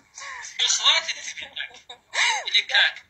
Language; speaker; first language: Russian; non-native, learner; Uzbek